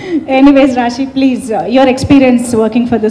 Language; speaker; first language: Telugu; native; Telugu